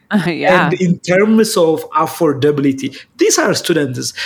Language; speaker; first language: English; non-native, fluent; Amharic